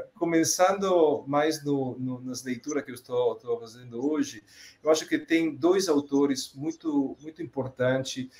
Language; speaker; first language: Portuguese; non-native, fluent; Italian